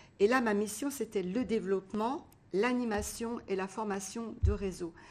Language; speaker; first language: French; early bilingual, other home language; Portuguese